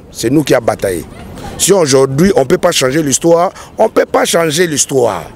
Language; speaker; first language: French; non-native, local second language; Lingala